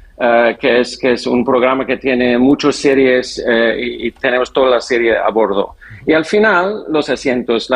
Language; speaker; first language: Spanish; non-native, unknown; English